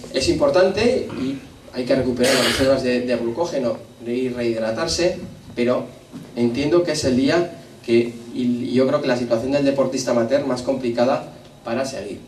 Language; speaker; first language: Spanish; native; Spanish